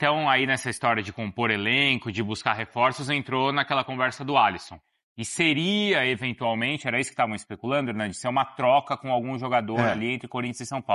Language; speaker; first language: Portuguese; native; Portuguese